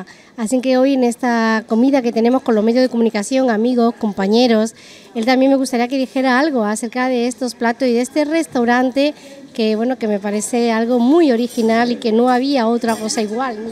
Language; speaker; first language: Spanish; native; Spanish